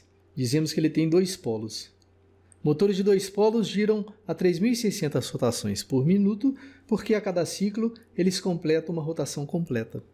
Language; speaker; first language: Portuguese; native; Portuguese